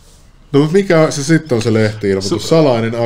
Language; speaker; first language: Finnish; native; Finnish